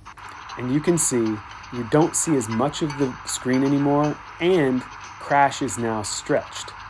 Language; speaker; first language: English; native; English